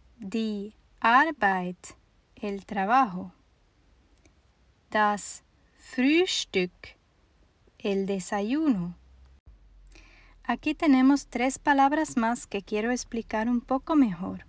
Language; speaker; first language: Spanish; non-native, fluent; German